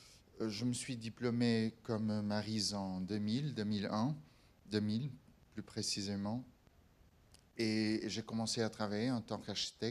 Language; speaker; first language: French; non-native, fluent; Portuguese